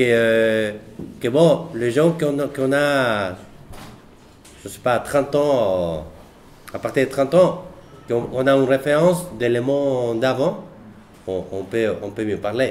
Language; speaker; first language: French; non-native, fluent; Spanish